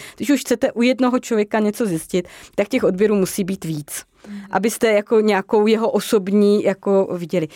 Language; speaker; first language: Czech; native; Czech